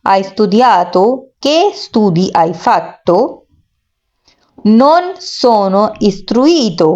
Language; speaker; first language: Italian; non-native, fluent; Urdu